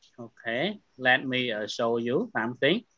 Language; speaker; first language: English; non-native, fluent; Khmer